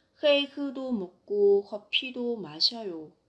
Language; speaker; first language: Korean; non-native, fluent; Vietnamese